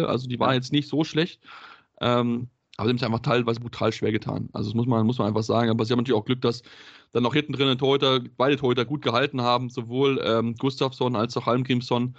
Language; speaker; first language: German; native; German